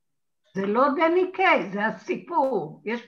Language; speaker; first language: Hebrew; early bilingual, other home language; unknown